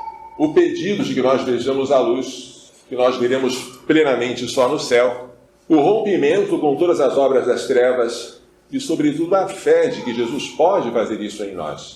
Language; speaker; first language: Portuguese; native; Portuguese